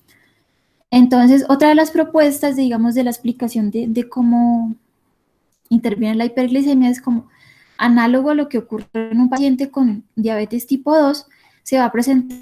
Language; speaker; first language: Spanish; native; Spanish